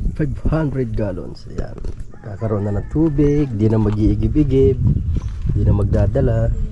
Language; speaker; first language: Filipino; native; Filipino